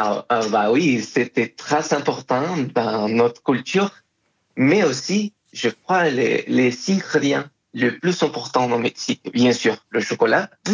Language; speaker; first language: French; non-native, fluent; Spanish